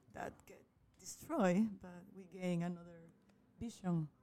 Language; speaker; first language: English; non-native, fluent; Spanish